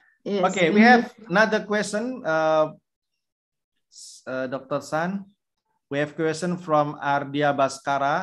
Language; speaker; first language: English; non-native, fluent; Indonesian